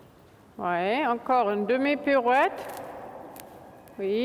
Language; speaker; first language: French; non-native, fluent; German